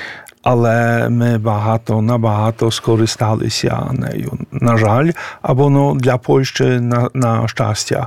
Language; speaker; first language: Ukrainian; non-native, fluent; Polish